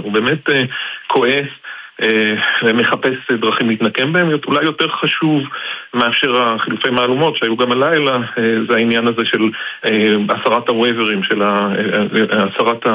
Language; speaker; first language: Hebrew; native; Hebrew